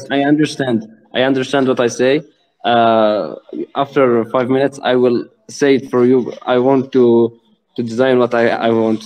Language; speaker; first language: English; non-native, learner; Arabic